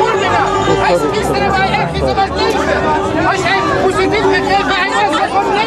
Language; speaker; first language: Dutch; non-native, learner; Persian